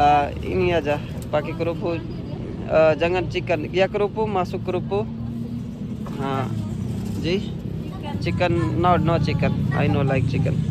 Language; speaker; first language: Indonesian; non-native, learner; Urdu